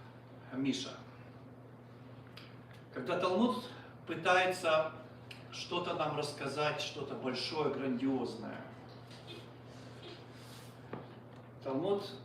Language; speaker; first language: Russian; native; Russian